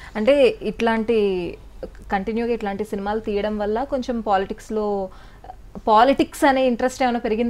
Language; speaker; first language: Telugu; native; Telugu